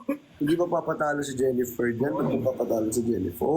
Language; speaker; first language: Filipino; native; Filipino